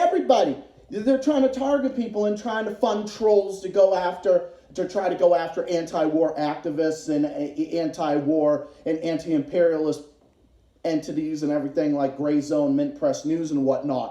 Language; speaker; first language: English; native; English